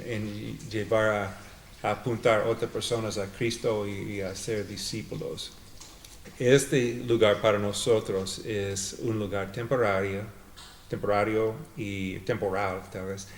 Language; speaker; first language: Spanish; non-native, fluent; English